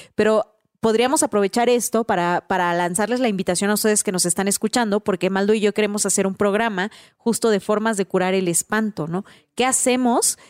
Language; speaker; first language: Spanish; native; Spanish